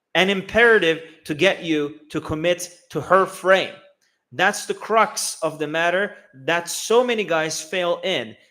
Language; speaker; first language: English; non-native, fluent; Turkish